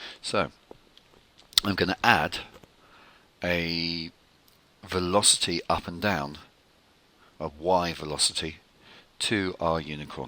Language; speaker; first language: English; native; English